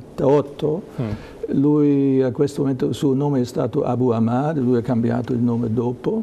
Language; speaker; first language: Italian; non-native, learner; German